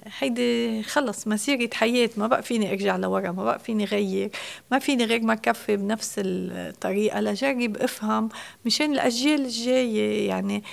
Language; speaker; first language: Arabic; native; Arabic